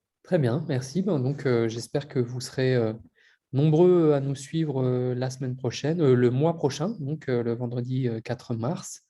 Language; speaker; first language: French; native; French